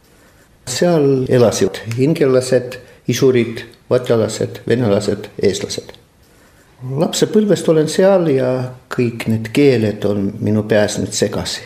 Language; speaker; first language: Estonian; non-native, local second language; Russian